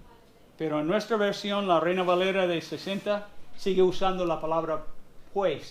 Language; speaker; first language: Spanish; non-native, fluent; English